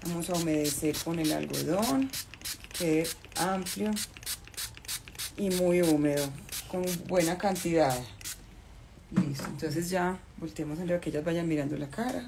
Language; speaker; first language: Spanish; native; Spanish